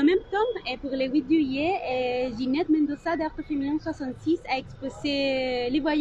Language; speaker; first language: French; non-native, local second language; Spanish